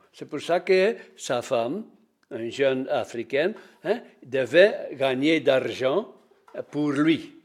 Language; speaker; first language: French; non-native, local second language; Dutch